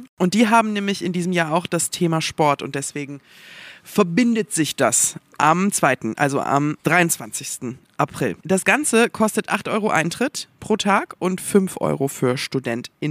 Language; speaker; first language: German; native; German